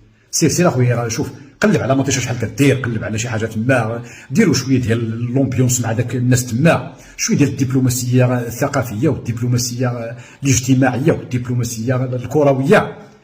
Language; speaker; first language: Arabic; native; Arabic